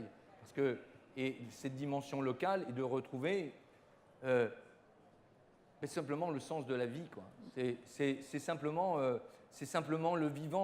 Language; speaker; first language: French; native; French